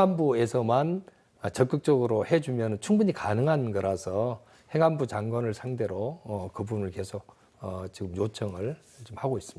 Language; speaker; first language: Korean; native; Korean